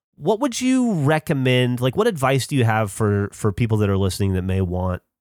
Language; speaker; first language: English; native; English